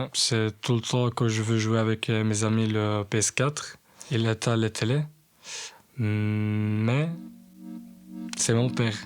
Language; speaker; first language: French; non-native, learner; Arabic